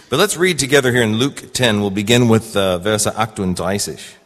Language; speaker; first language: English; native; English